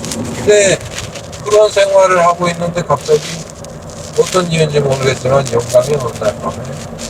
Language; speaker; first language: Korean; native; Korean